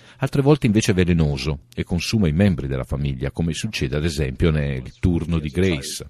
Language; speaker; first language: Italian; native; Italian